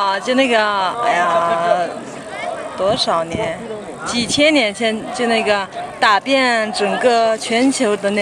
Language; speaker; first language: Chinese; non-native, local second language; Mongolian